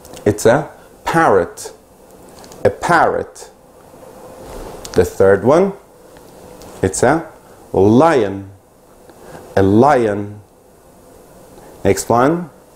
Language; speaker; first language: English; non-native, fluent; Persian